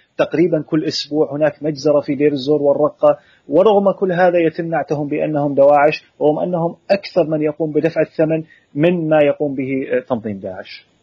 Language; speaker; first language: Arabic; native; Arabic